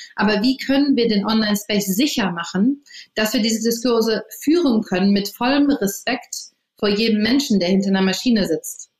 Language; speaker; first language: German; early bilingual, other home language; English